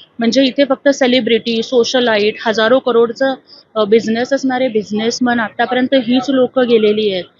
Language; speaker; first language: Marathi; non-native, local second language; Telugu